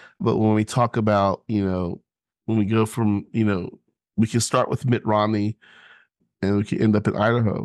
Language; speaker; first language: English; native; English